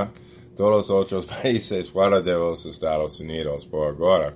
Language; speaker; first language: Portuguese; non-native, fluent; English